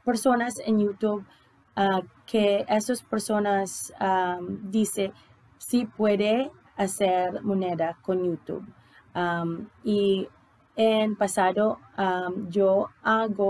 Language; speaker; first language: Spanish; non-native, learner; English